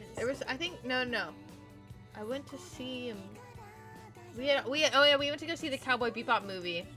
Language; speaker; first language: English; native; English